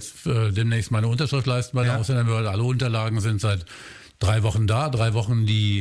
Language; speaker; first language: German; native; German